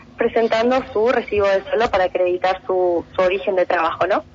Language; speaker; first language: Spanish; native; Spanish